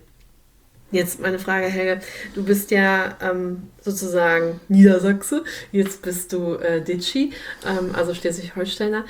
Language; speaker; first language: German; native; German